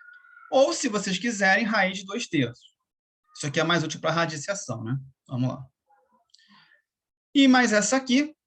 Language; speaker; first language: Portuguese; native; Portuguese